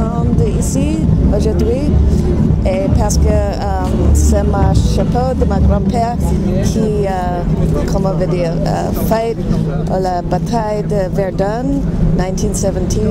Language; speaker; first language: French; non-native, learner; English